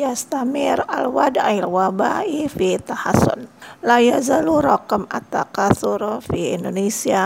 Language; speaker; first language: Arabic; non-native, learner; Indonesian